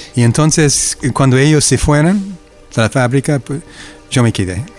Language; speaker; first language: Spanish; non-native, fluent; English